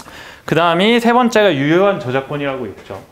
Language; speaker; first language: Korean; native; Korean